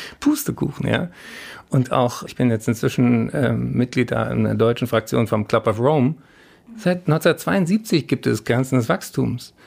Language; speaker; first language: German; native; German